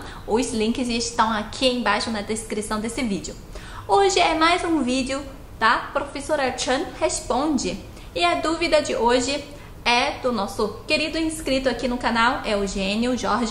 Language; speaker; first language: Portuguese; non-native, fluent; Chinese